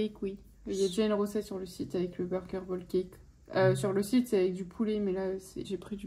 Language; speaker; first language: French; native; French